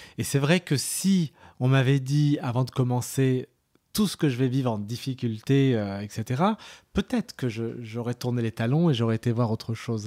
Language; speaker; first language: French; early bilingual, other home language; Arabic